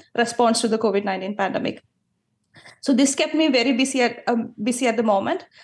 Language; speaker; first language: English; non-native, local second language; Malayalam